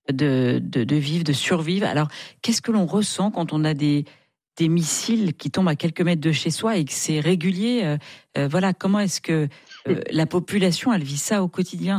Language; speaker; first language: French; native; French